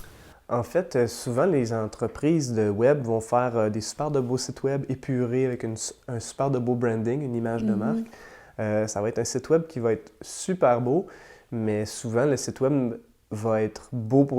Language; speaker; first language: French; native; French